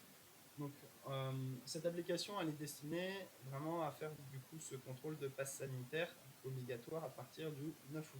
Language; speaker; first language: French; native; French